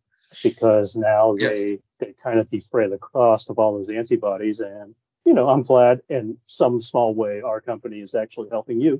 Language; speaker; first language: English; non-native, local second language; Cantonese